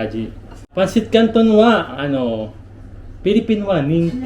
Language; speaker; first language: Japanese; non-native, learner; Filipino